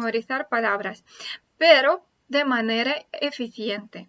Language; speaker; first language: Spanish; non-native, fluent; Russian